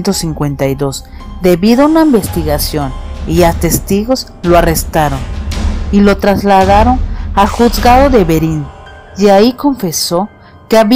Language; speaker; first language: Spanish; native; Spanish